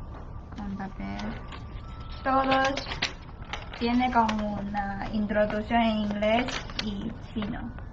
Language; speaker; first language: Spanish; non-native, learner; Chinese